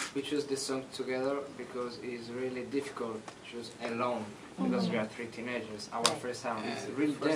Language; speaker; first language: English; non-native, learner; Italian